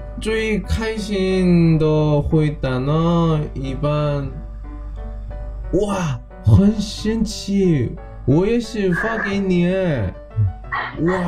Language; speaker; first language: Chinese; non-native, learner; Korean